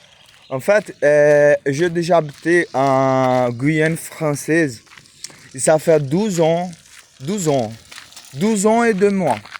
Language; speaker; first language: French; non-native, learner; Portuguese